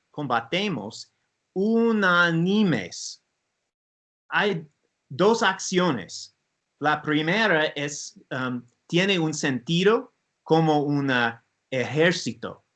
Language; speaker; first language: Spanish; non-native, learner; English